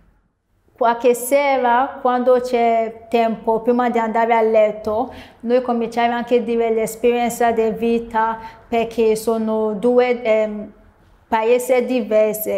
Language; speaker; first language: Italian; non-native, learner; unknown